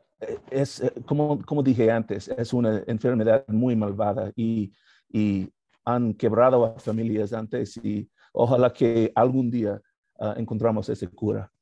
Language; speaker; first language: Spanish; non-native, learner; English